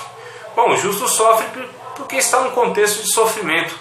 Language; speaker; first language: Portuguese; native; Portuguese